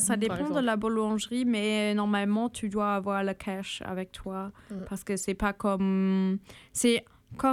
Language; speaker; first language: French; non-native, fluent; German